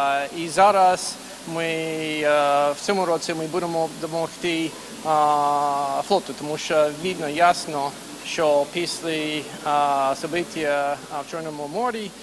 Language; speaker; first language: Ukrainian; non-native, fluent; English